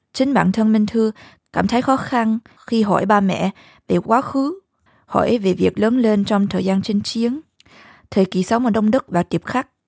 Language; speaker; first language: Vietnamese; early bilingual, heritage; Vietnamese